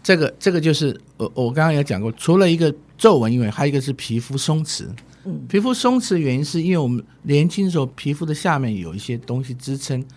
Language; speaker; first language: Chinese; native; Chinese